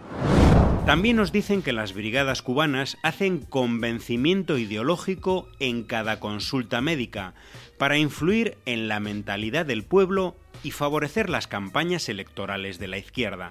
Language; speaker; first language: Spanish; native; Spanish